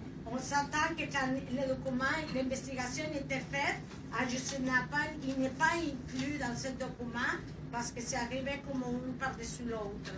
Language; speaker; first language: French; non-native, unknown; Spanish